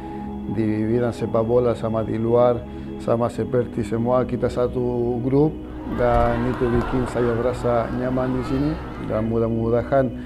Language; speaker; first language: Indonesian; non-native, fluent; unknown